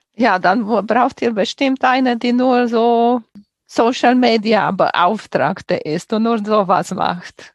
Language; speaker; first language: German; non-native, fluent; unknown